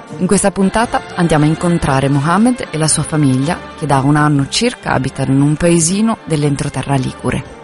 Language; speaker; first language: Italian; native; Italian